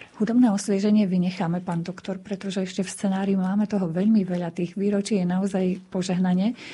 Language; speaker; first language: Slovak; native; Slovak